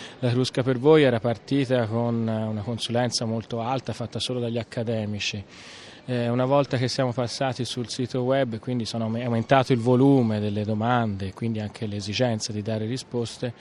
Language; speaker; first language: Italian; native; Italian